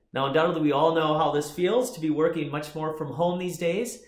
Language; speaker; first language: English; native; English